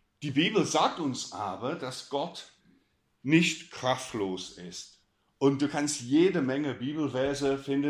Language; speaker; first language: German; non-native, fluent; English